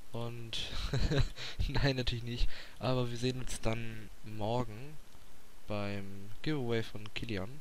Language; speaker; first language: German; native; German